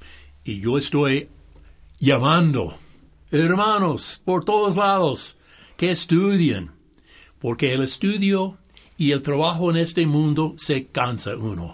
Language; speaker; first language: Spanish; non-native, fluent; English